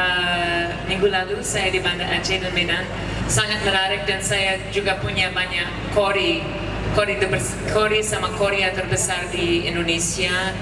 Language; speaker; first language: Indonesian; non-native, fluent; English